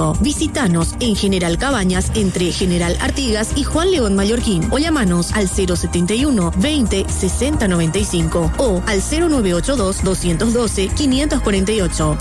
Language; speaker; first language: Spanish; native; Spanish